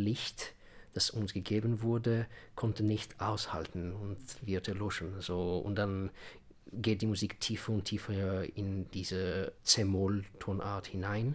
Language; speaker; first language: German; non-native, fluent; Russian